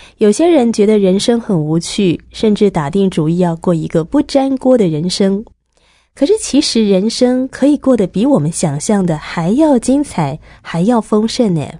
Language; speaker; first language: Chinese; native; Chinese